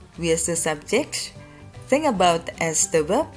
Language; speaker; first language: English; non-native, fluent; Indonesian